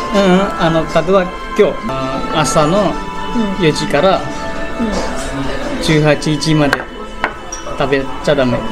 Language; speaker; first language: Japanese; non-native, fluent; Indonesian